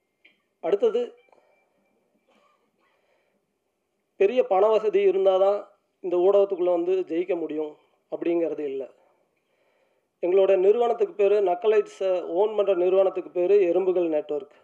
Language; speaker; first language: Tamil; native; Tamil